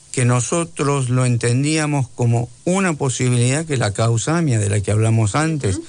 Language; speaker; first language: Spanish; native; Spanish